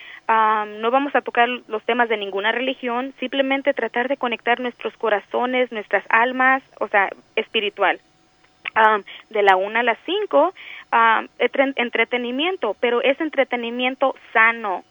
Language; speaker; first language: Spanish; early bilingual, heritage; Spanish